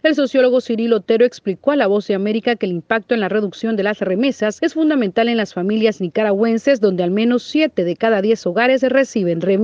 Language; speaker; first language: Spanish; native; Spanish